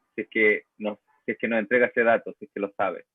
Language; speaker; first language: Spanish; native; Spanish